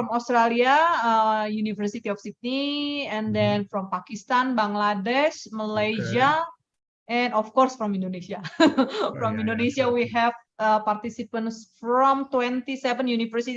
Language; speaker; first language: English; non-native, fluent; Indonesian